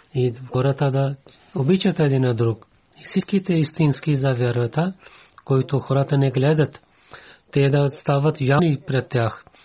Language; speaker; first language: Bulgarian; non-native, learner; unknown